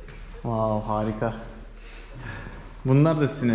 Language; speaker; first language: Turkish; native; Turkish